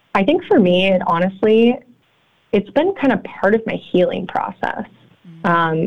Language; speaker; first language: English; native; English